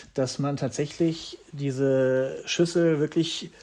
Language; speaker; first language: German; native; German